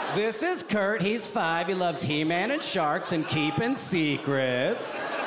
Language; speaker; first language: English; native; English